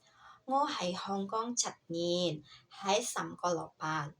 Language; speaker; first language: Cantonese; non-native, learner; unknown